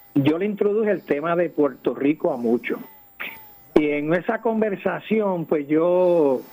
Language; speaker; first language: Spanish; native; Spanish